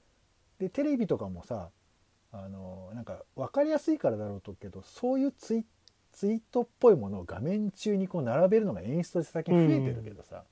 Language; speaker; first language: Japanese; native; Japanese